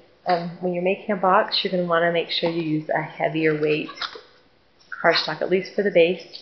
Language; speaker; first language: English; native; English